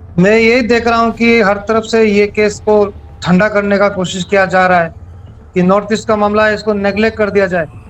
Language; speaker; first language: Hindi; non-native, local second language; Garo